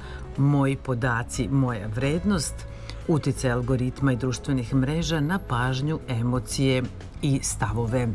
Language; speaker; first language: Serbian; native; Serbian